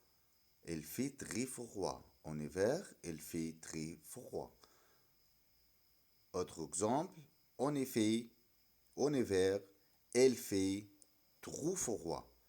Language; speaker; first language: French; non-native, fluent; Arabic